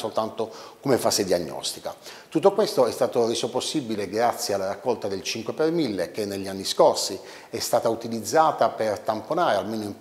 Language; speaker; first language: Italian; native; Italian